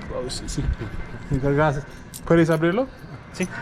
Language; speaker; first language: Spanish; non-native, learner; English